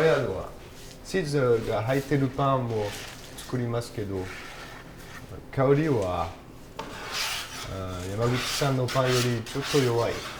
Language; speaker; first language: Japanese; non-native, learner; French